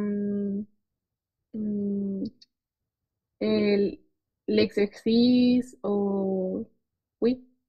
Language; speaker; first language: French; non-native, learner; Spanish